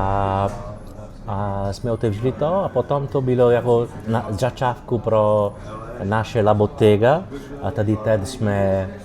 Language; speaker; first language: Czech; non-native, learner; Italian